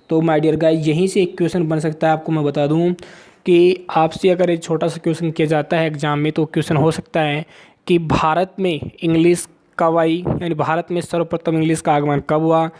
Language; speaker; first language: Hindi; native; Hindi